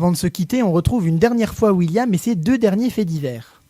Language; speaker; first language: French; native; French